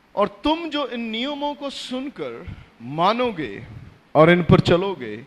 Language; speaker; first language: Hindi; non-native, local second language; Punjabi